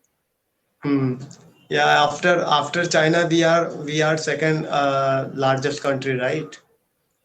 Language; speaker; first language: English; non-native, learner; Hindi